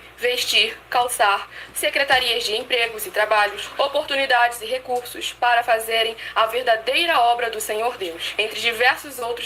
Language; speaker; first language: Portuguese; native; Portuguese